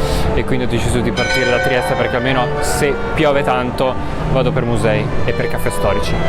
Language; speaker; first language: Italian; native; Italian